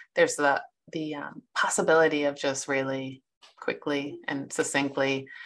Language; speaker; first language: English; native; English